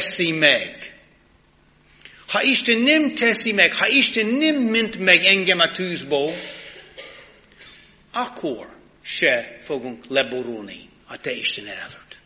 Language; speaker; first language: Hungarian; non-native, learner; English